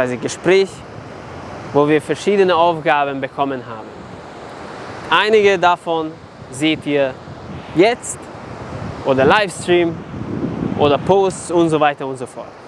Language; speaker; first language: German; non-native, fluent; Serbian